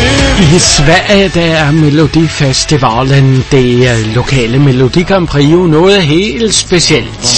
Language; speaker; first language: Danish; native; Danish